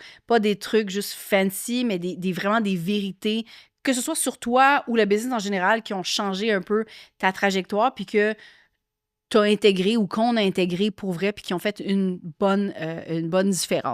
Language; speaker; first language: French; native; French